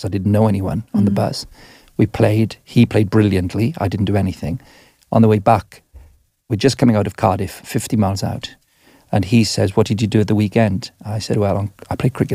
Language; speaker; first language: English; native; English